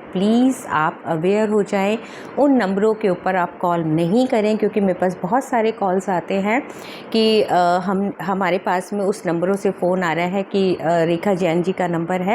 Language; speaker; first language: Hindi; native; Hindi